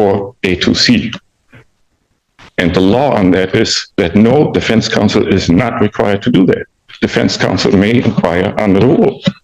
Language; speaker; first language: English; native; English